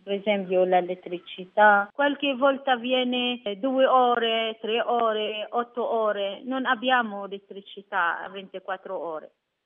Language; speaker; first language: Italian; non-native, learner; Arabic